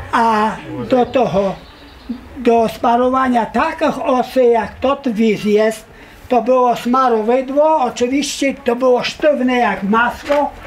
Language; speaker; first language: Polish; non-native, local second language; Rusyn